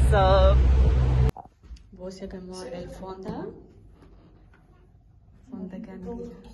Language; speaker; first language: Arabic; non-native, learner; Russian